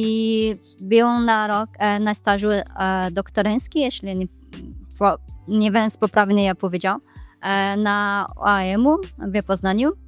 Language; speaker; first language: Polish; non-native, learner; Portuguese